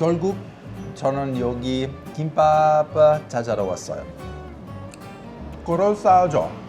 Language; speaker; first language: Korean; non-native, learner; Italian